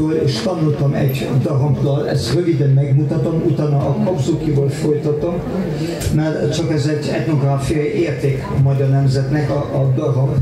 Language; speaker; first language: Hungarian; non-native, fluent; German